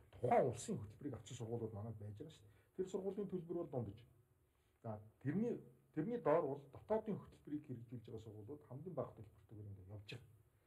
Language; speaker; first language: Mongolian; native; Mongolian